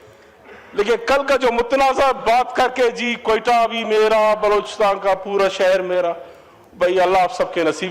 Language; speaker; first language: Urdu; non-native, local second language; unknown